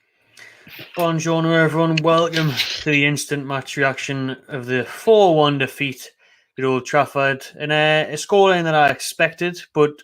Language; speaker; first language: English; native; English